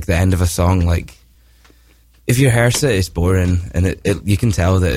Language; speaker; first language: English; native; English